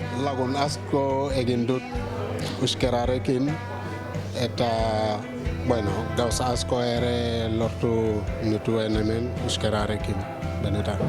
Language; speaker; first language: Basque; non-native, fluent; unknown